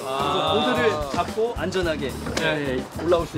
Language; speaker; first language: Korean; native; Korean